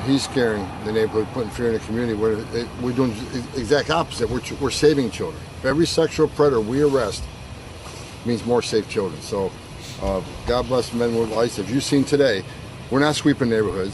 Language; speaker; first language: English; native; English